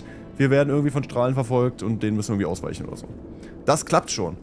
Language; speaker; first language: German; native; German